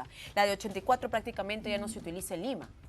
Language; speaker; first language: Spanish; native; Spanish